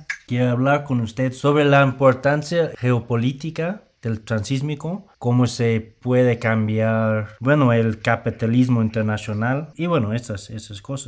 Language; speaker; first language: Spanish; non-native, fluent; English